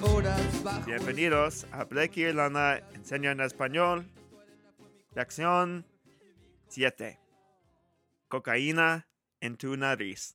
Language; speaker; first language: Spanish; non-native, learner; English